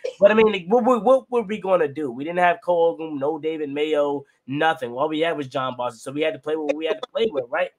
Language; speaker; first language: English; native; English